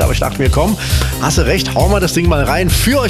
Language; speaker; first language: German; native; German